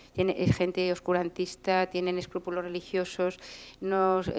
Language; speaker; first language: Spanish; native; Spanish